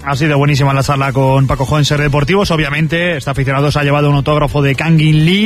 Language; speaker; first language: Spanish; native; Spanish